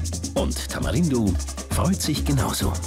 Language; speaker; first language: German; native; German